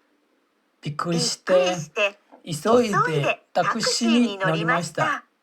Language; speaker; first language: Japanese; non-native, fluent; Burmese